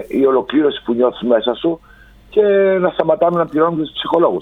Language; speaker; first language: Greek; native; Greek